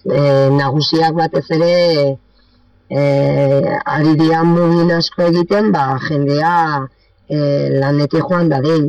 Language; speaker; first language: Basque; non-native, local second language; Spanish